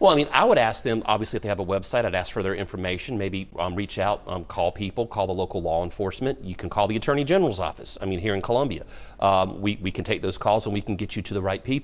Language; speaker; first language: English; native; English